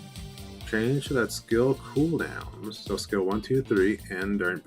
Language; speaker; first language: English; native; English